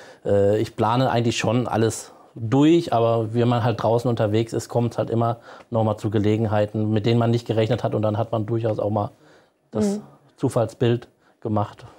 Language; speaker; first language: German; native; German